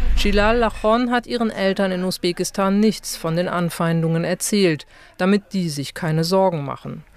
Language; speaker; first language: German; native; German